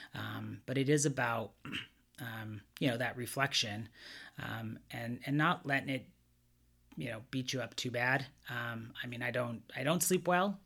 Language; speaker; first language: English; native; English